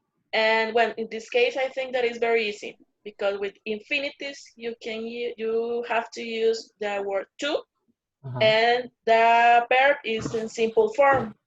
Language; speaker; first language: English; non-native, learner; Spanish